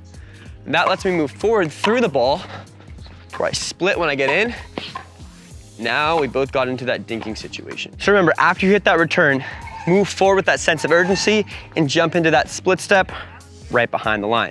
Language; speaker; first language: English; native; English